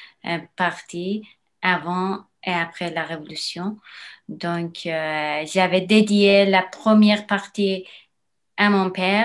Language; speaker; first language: French; non-native, learner; Persian